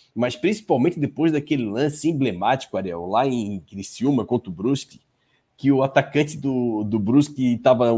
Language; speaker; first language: Portuguese; native; Portuguese